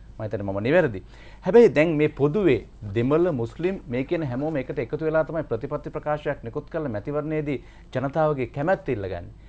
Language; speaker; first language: Sinhala; native; Sinhala